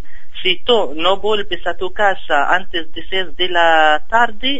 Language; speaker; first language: Spanish; non-native, fluent; Arabic